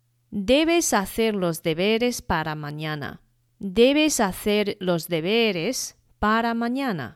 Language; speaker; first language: Spanish; non-native, fluent; Chinese